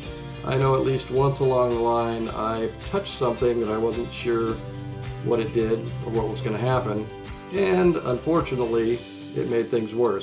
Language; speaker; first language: English; native; English